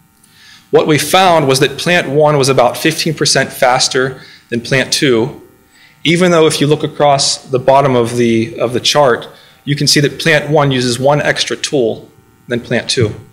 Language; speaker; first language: English; native; English